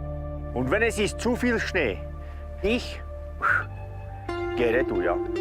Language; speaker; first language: German; non-native, learner; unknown